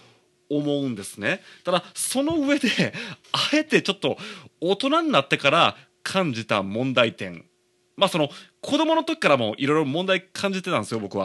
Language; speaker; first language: Japanese; native; Japanese